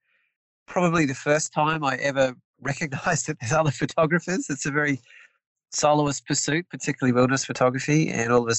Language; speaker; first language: English; native; English